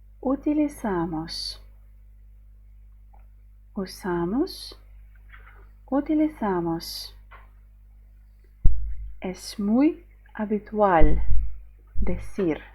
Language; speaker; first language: Spanish; non-native, fluent; Ukrainian